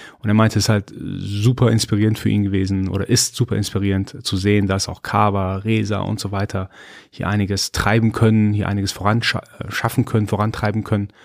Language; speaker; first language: German; early bilingual, other home language; Persian